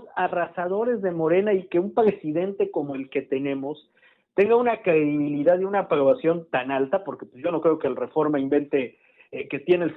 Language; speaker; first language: Spanish; native; Spanish